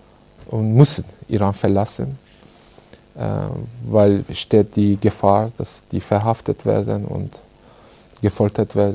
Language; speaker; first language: German; non-native, learner; Persian